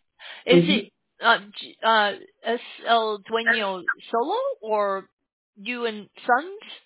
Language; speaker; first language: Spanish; non-native, learner; English